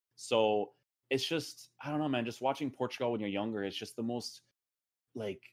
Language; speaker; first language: English; native; English